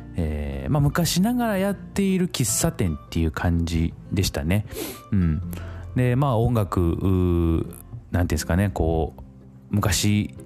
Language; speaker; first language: Japanese; native; Japanese